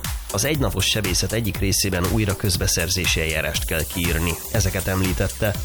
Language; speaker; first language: Hungarian; native; Hungarian